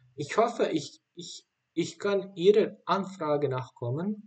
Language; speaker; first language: German; non-native, fluent; Bosnian